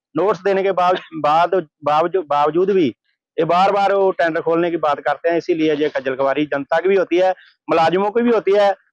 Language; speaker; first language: Hindi; non-native, local second language; Punjabi